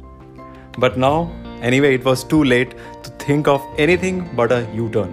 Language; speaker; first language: English; non-native, local second language; Hindi